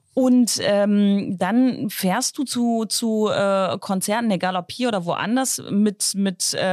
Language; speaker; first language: German; native; German